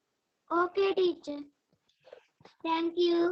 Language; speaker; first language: English; non-native, learner; Sinhala